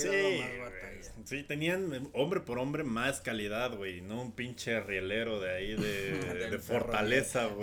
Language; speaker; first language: Spanish; native; Spanish